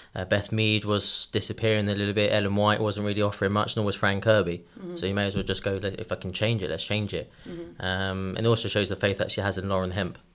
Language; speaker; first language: English; native; English